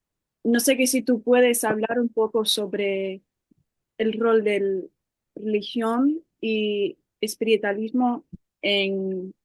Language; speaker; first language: Spanish; non-native, learner; English